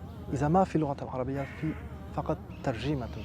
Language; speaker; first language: Arabic; non-native, fluent; French